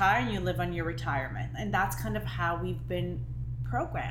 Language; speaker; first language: English; non-native, fluent; Hebrew